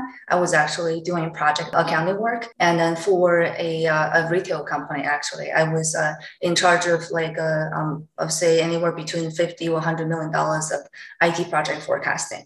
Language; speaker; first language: English; non-native, fluent; Chinese